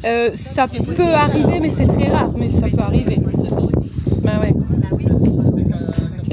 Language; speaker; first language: French; native; French